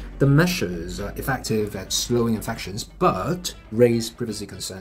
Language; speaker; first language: English; non-native, local second language; Cantonese